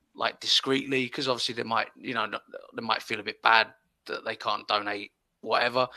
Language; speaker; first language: English; early bilingual, other home language; Spanish